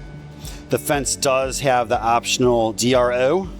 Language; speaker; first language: English; native; English